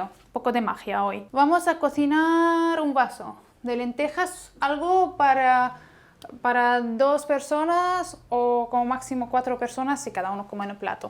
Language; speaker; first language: Spanish; non-native, fluent; Arabic